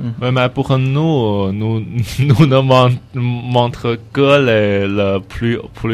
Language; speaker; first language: French; non-native, learner; Chinese